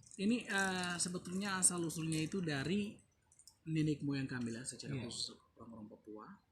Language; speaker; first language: Indonesian; native; Indonesian